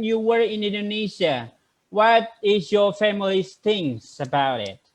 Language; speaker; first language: English; non-native, fluent; Indonesian